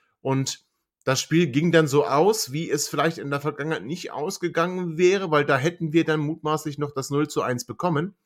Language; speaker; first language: German; native; German